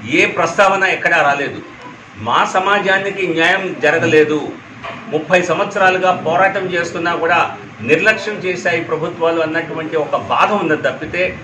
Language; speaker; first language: Telugu; native; Telugu